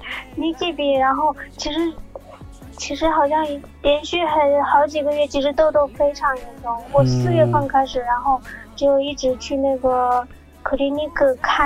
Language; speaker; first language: Chinese; native; Chinese